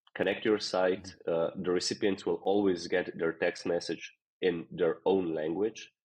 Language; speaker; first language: English; non-native, fluent; Slovenian